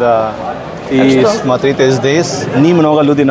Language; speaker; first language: Russian; non-native, learner; Hindi